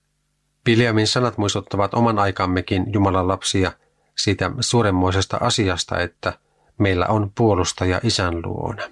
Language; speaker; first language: Finnish; native; Finnish